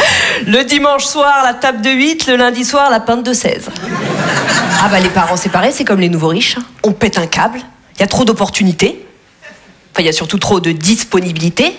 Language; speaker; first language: French; native; French